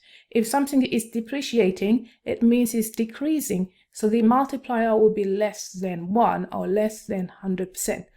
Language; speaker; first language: English; non-native, local second language; Swahili